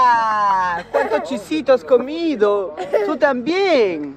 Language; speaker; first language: Spanish; native; Spanish